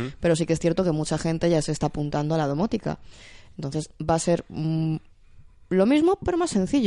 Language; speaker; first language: Spanish; native; Spanish